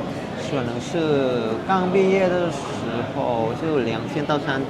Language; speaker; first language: Chinese; non-native, fluent; Vietnamese